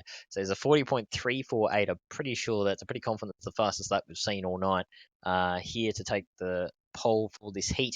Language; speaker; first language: English; native; English